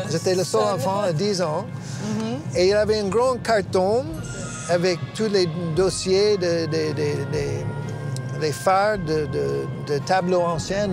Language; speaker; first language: French; non-native, fluent; English